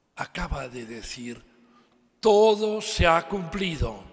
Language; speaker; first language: Spanish; non-native, local second language; Catalan